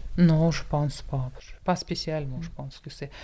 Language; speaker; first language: French; non-native, fluent; Russian